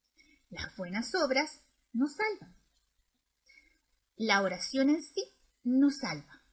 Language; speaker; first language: Spanish; native; Spanish